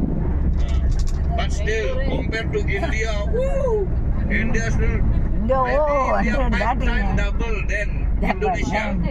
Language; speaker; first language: English; non-native, learner; Balinese